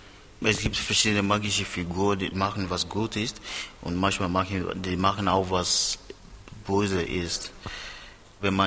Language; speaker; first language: German; non-native, fluent; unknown